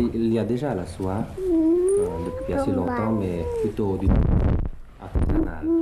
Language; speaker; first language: French; early bilingual, other home language; Thai